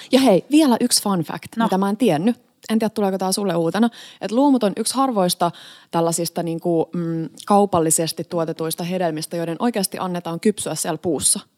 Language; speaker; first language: Finnish; native; Finnish